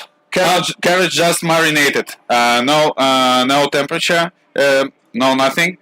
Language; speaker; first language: English; non-native, learner; Russian